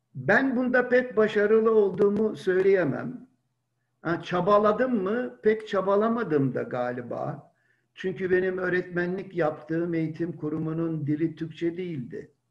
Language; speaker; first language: Turkish; native; Turkish